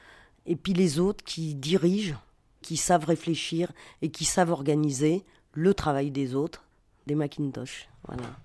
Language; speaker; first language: French; native; French